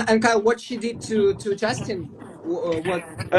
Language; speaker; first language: English; non-native, fluent; Ukrainian